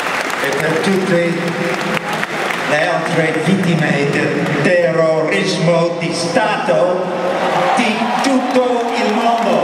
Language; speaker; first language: Italian; non-native, learner; English